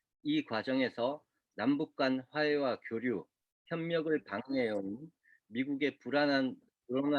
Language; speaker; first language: Korean; native; Korean